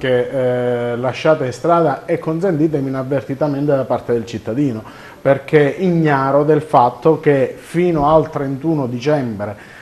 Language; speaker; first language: Italian; native; Italian